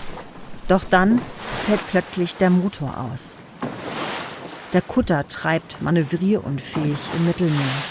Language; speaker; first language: German; native; German